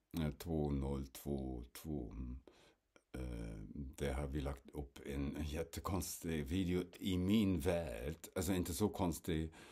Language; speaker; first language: Swedish; non-native, fluent; German